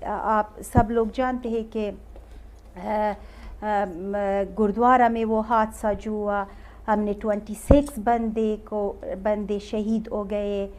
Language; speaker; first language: Hindi; non-native, learner; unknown